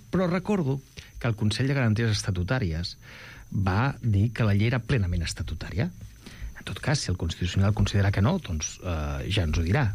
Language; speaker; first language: Catalan; non-native, local second language; Spanish